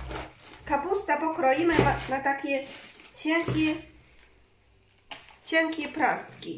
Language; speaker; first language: Polish; non-native, learner; Chinese